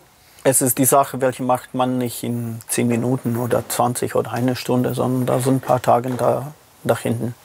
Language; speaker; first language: German; non-native, learner; Serbian